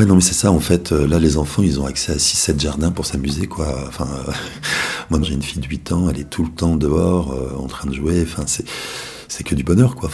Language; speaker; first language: French; native; French